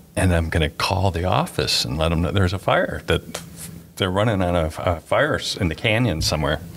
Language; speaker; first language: English; native; English